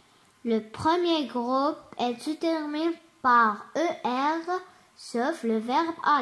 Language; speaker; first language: French; non-native, learner; Arabic